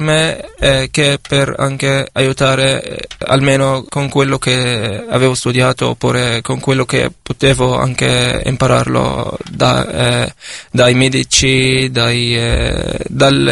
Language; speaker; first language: Italian; non-native, fluent; Arabic